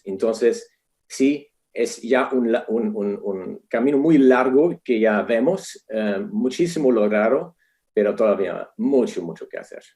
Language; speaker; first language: Spanish; non-native, fluent; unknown